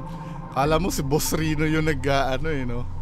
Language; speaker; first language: Filipino; native; Filipino